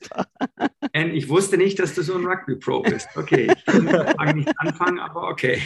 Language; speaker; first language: German; native; German